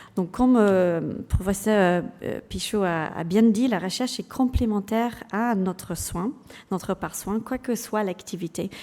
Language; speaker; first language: French; non-native, fluent; English